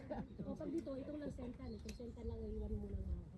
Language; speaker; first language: Filipino; native; Filipino